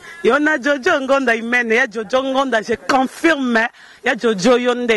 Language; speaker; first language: French; non-native, local second language; Lingala